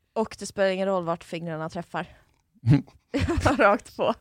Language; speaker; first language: Swedish; native; Swedish